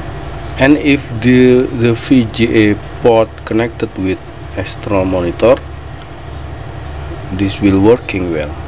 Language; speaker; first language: English; non-native, learner; Indonesian